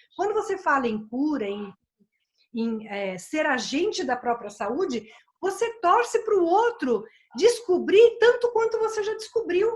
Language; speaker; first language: Portuguese; native; Portuguese